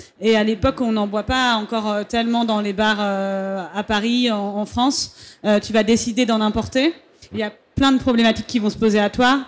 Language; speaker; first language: French; native; French